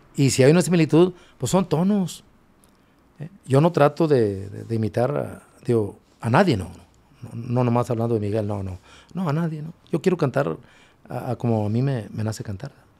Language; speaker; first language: Spanish; native; Spanish